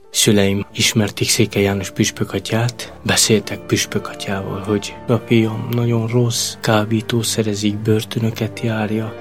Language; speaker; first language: Hungarian; non-native, local second language; Romany